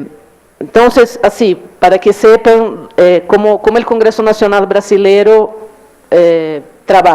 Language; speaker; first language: Spanish; non-native, learner; Portuguese